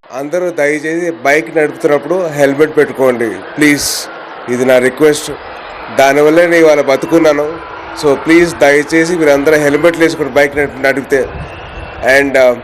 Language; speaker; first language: Telugu; native; Telugu